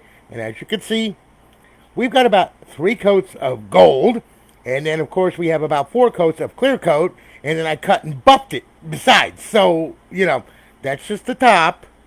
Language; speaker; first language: English; native; English